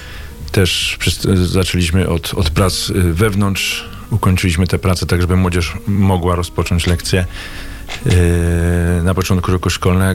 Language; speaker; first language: Polish; native; Polish